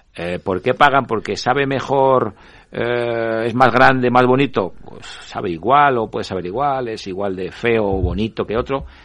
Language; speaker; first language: Spanish; native; Spanish